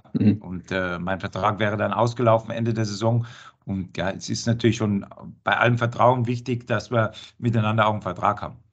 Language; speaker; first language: German; native; German